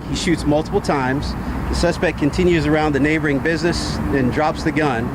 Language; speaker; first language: English; native; English